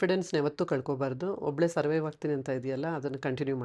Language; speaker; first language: Kannada; native; Kannada